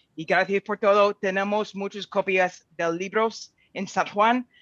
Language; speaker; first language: Spanish; non-native, learner; English